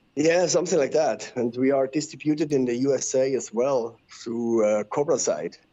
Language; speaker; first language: English; non-native, fluent; Swiss German